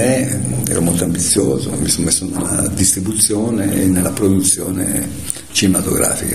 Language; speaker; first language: Italian; native; Italian